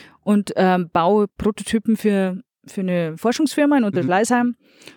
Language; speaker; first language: German; native; German